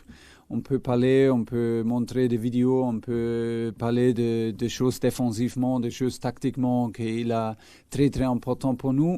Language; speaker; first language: French; non-native, fluent; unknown